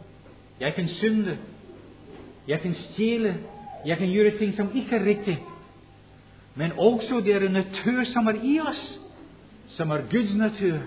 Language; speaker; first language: Norwegian; non-native, fluent; English